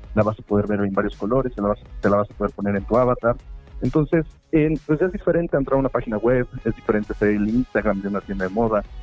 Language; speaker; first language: Spanish; native; Spanish